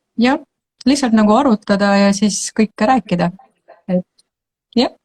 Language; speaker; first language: Estonian; non-native, local second language; Russian